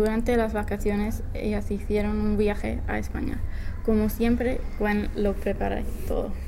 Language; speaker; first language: Spanish; non-native, learner; English